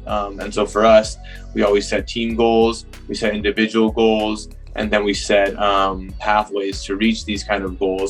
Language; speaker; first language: English; native; English